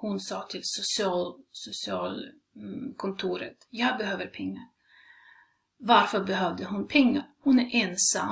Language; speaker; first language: Swedish; non-native, fluent; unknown